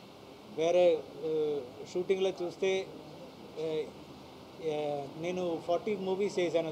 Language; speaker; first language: Telugu; non-native, fluent; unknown